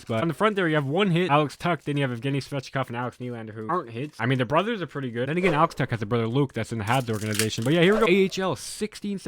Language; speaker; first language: English; native; English